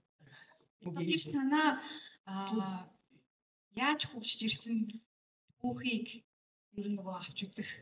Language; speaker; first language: Mongolian; native; Mongolian